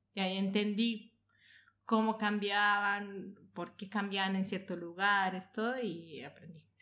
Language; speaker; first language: Spanish; native; Spanish